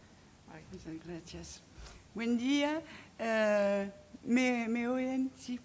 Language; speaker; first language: Spanish; non-native, fluent; French